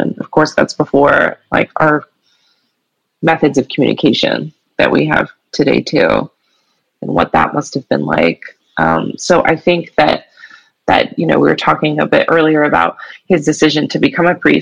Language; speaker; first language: English; native; English